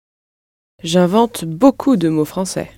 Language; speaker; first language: French; non-native, learner; English